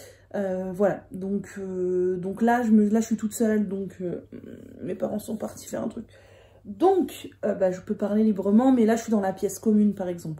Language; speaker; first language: French; native; French